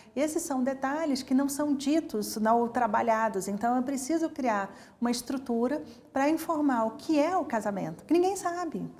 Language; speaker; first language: Portuguese; native; Portuguese